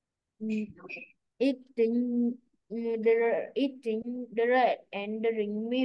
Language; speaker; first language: English; non-native, learner; Vietnamese